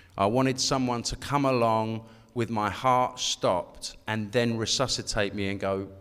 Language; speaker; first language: English; native; English